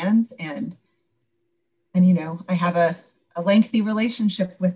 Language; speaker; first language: English; native; English